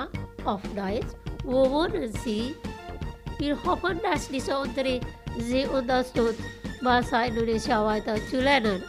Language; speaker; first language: German; non-native, fluent; Indonesian